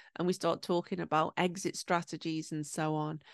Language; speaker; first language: English; native; English